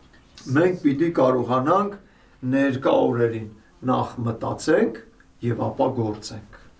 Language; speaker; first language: Armenian; native; Armenian